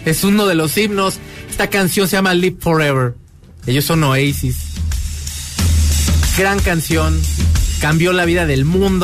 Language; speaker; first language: Spanish; native; Spanish